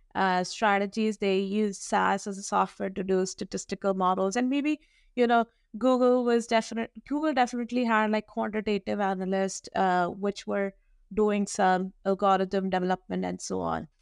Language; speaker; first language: English; non-native, local second language; Hindi